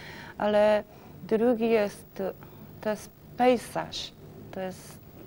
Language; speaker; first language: Polish; non-native, learner; Japanese